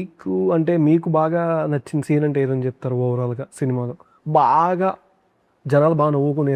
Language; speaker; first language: Telugu; native; Telugu